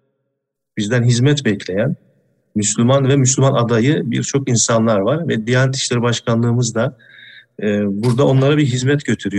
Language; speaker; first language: Turkish; native; Turkish